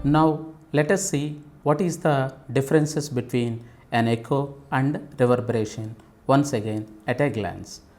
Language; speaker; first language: English; non-native, local second language; Telugu